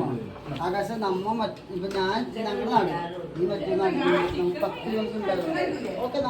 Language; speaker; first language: Malayalam; non-native, learner; Nepali